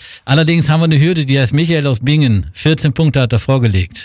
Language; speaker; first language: German; native; German